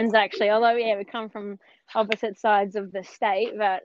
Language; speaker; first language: English; native; English